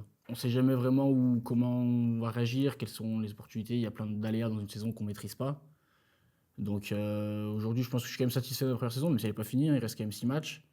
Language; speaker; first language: French; native; French